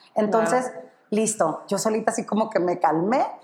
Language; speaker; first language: Spanish; native; Spanish